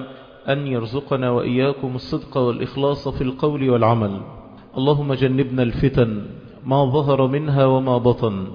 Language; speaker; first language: Arabic; native; Arabic